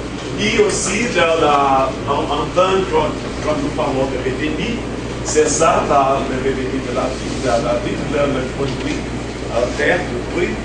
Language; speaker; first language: French; non-native, fluent; Portuguese